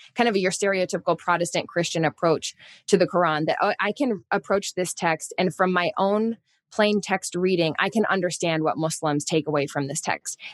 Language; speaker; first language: English; native; English